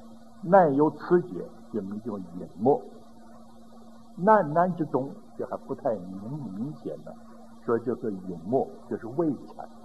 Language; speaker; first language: Chinese; native; Chinese